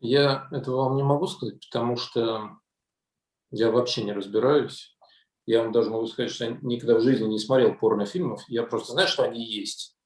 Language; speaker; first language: Russian; native; Russian